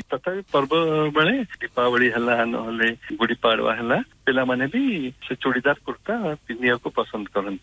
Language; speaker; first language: Odia; non-native, local second language; Marathi